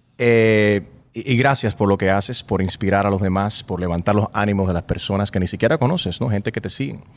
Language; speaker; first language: Spanish; native; Spanish